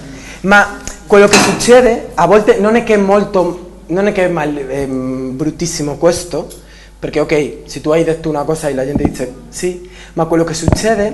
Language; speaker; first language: Italian; non-native, learner; Spanish